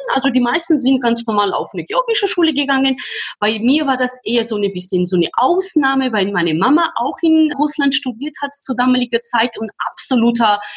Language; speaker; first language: German; non-native, fluent; Georgian